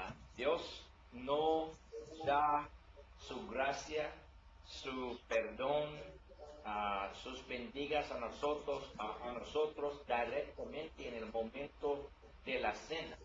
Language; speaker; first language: Spanish; non-native, learner; English